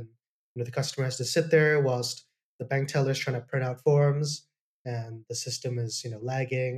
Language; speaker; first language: English; non-native, local second language; Cantonese